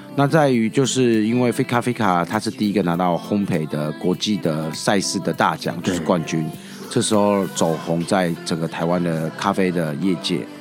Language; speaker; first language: Chinese; native; Chinese